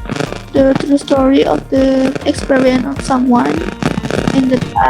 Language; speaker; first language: English; non-native, learner; Indonesian